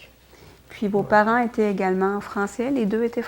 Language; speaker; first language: French; native; French